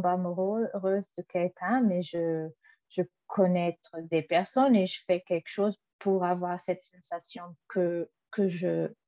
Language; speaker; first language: French; non-native, fluent; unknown